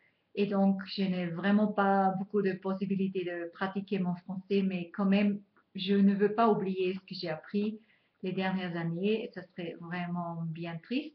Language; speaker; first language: French; non-native, fluent; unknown